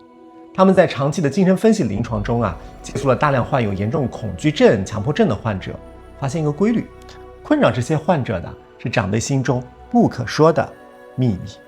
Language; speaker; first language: Chinese; native; Chinese